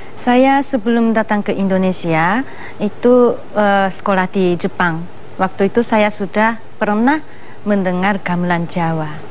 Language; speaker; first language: Indonesian; non-native, fluent; Japanese